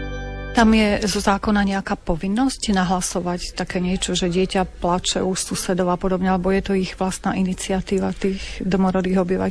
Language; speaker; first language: Slovak; native; Slovak